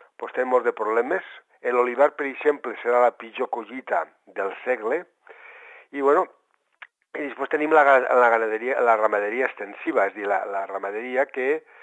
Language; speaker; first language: Catalan; native; Catalan